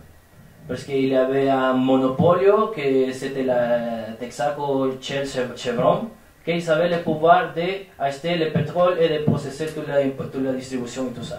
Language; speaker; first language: French; non-native, fluent; Spanish